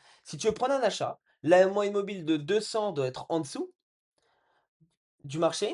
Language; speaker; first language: French; native; French